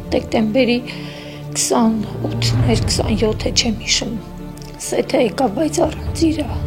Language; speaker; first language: Armenian; native; Armenian